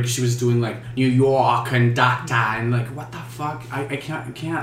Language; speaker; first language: English; non-native, fluent; Spanish